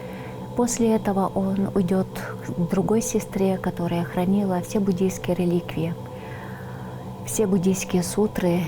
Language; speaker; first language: Russian; non-native, local second language; Tuvinian